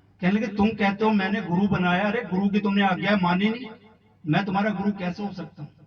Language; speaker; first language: Hindi; non-native, local second language; Punjabi